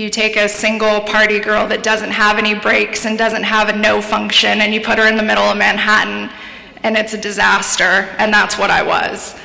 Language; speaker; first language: English; native; English